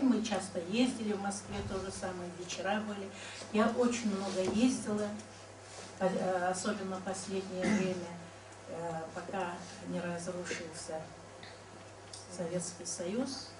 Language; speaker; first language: Russian; non-native, local second language; Karachay-Balkar